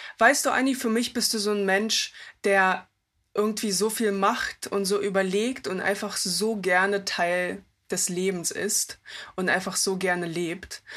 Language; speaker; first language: German; early bilingual, other home language; Russian